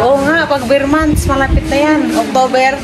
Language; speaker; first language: Filipino; non-native, local second language; Cebuano